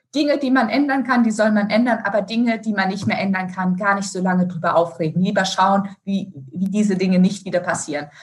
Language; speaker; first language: German; native; German